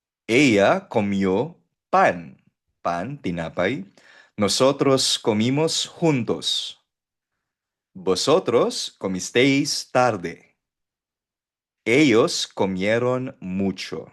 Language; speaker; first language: Spanish; non-native, fluent; Filipino